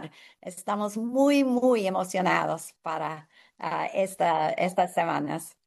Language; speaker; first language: Spanish; non-native, learner; English